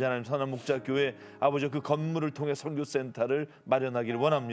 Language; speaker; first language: Korean; native; Korean